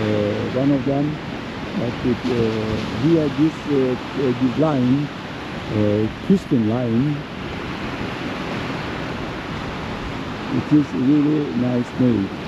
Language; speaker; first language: English; non-native, learner; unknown